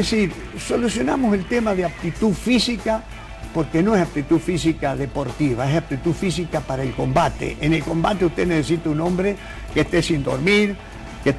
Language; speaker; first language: Spanish; native; Spanish